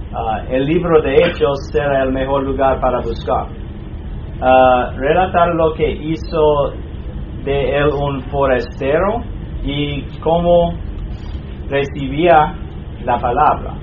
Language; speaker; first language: Spanish; non-native, fluent; English